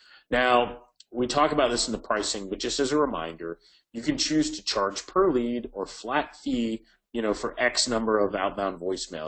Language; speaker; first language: English; native; English